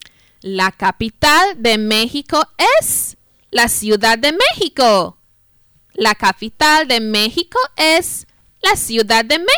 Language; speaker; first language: Spanish; non-native, fluent; English